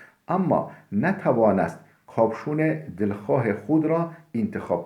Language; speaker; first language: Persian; non-native, fluent; Turkish